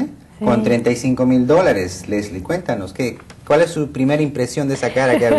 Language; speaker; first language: Spanish; native; Spanish